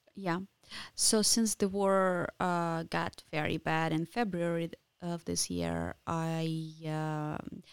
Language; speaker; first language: English; non-native, fluent; Ukrainian